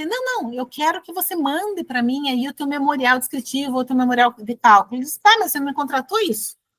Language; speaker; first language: Portuguese; native; Portuguese